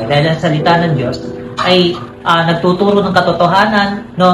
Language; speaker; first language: Filipino; native; Filipino